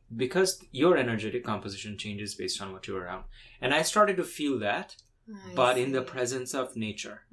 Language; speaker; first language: English; non-native, local second language; Bangla